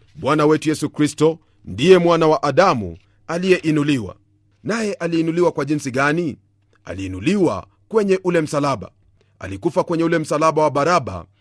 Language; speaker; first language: Swahili; non-native, local second language; Luyia